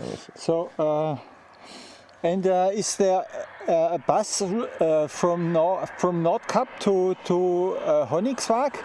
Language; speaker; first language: English; non-native, fluent; German